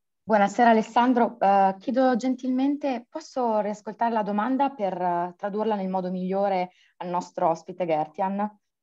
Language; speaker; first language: Italian; native; Italian